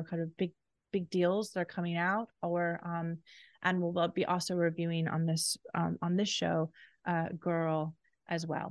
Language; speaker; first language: English; native; English